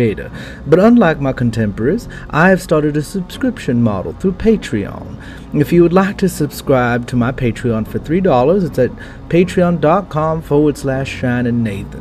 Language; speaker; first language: English; native; English